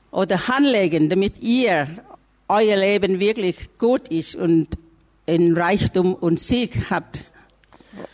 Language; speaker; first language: German; non-native, learner; Thai